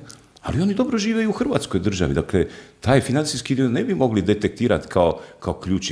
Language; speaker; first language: Croatian; native; Croatian